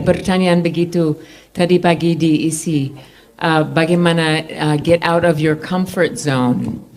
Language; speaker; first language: Indonesian; non-native, fluent; English